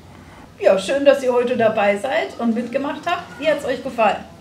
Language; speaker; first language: German; native; German